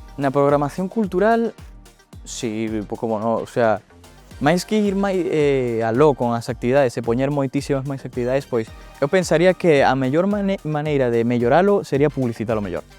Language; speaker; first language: Galician; early bilingual, other home language; Spanish